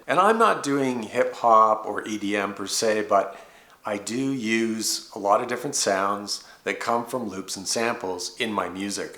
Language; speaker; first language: English; native; English